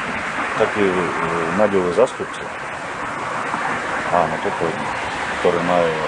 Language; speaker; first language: Slovak; non-native, learner; Russian